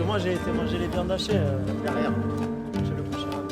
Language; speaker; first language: French; native; French